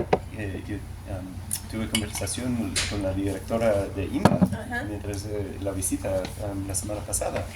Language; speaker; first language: Spanish; non-native, learner; English